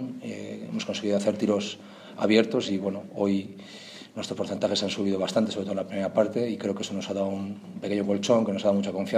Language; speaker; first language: Spanish; native; Spanish